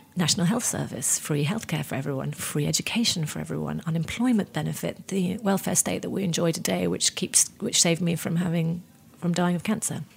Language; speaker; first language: English; native; English